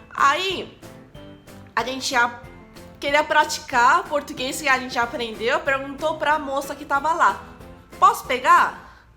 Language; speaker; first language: Portuguese; non-native, fluent; Korean